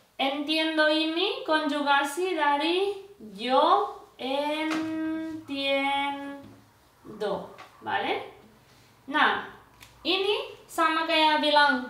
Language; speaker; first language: Indonesian; non-native, fluent; Spanish